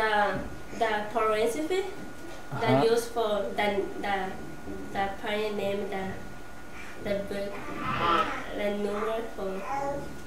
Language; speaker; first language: English; non-native, learner; Spanish